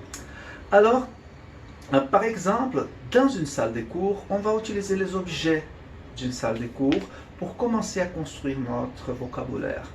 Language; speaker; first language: French; non-native, fluent; Portuguese